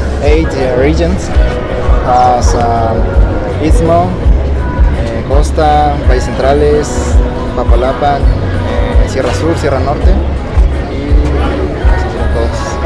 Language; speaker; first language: English; non-native, learner; Spanish